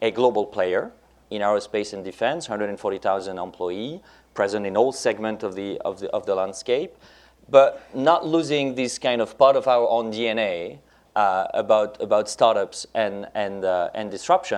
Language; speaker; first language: English; non-native, fluent; French